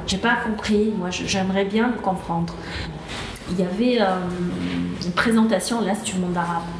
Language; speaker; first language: French; non-native, local second language; Arabic